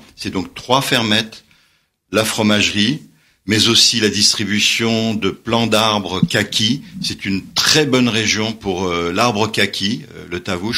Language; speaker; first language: French; native; French